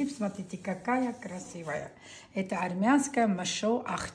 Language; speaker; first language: Russian; non-native, local second language; Armenian